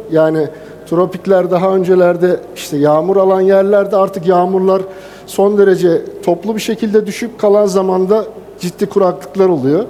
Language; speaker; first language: Turkish; native; Turkish